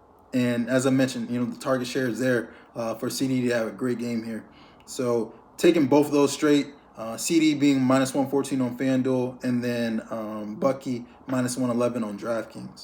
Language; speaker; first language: English; native; English